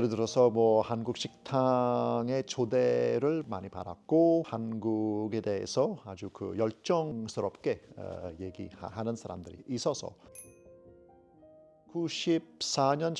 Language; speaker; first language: Korean; non-native, fluent; English